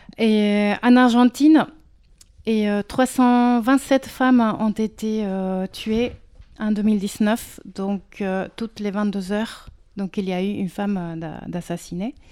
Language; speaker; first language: French; non-native, fluent; Spanish